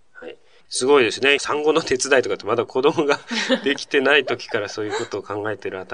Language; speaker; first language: Japanese; native; Japanese